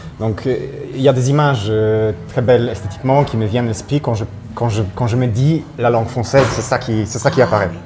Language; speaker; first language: French; non-native, fluent; Polish